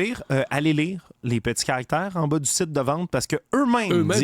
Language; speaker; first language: French; native; French